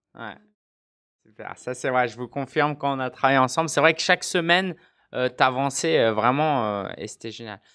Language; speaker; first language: French; native; French